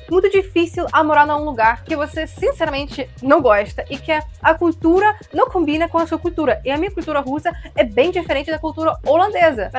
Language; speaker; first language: Portuguese; non-native, fluent; Russian